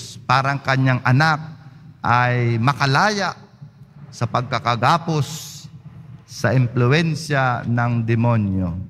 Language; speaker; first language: Filipino; native; Filipino